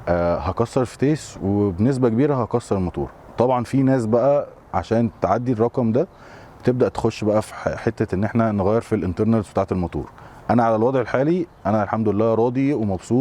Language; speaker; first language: Arabic; native; Arabic